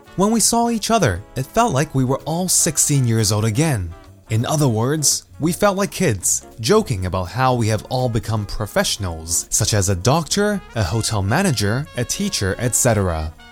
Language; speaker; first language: English; non-native, local second language; Cantonese